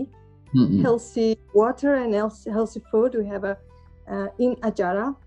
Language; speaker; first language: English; non-native, learner; Georgian